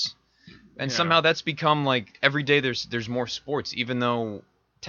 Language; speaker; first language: English; native; English